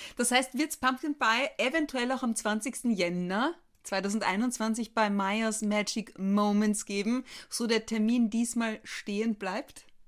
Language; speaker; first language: German; native; German